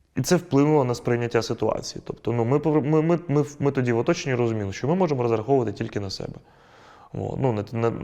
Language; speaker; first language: Ukrainian; native; Ukrainian